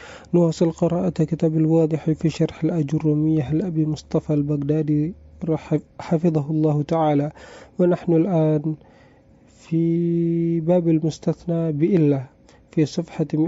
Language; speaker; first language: Arabic; non-native, fluent; Indonesian